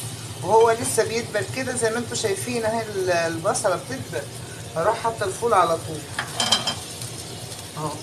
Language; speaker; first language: Arabic; native; Arabic